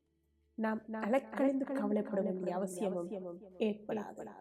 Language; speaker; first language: Tamil; native; Tamil